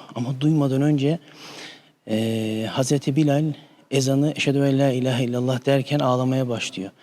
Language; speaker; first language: Turkish; native; Turkish